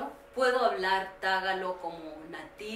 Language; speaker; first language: Spanish; non-native, learner; Swahili